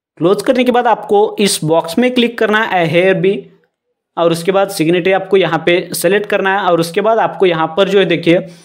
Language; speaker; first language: Hindi; non-native, local second language; Marathi